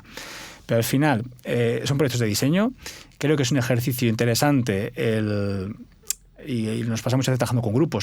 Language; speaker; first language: Spanish; native; Spanish